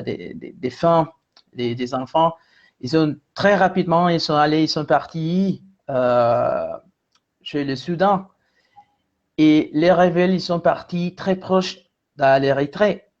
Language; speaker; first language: French; non-native, fluent; Spanish